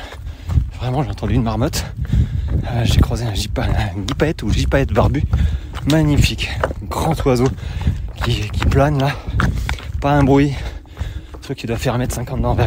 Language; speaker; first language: French; native; French